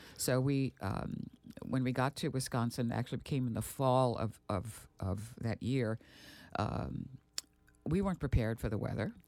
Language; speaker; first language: English; early bilingual, other home language; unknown